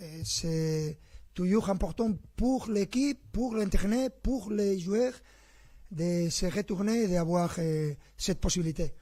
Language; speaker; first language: French; non-native, fluent; Spanish